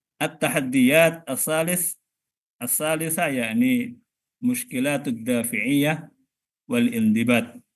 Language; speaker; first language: Arabic; non-native, fluent; Indonesian